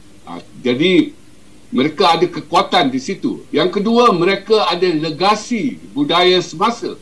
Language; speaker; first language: Malay; native; Malay